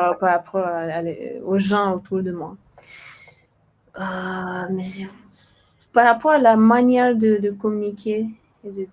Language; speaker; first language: French; non-native, fluent; Romanian